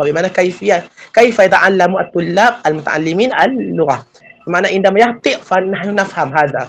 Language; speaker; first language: Arabic; non-native, fluent; Malay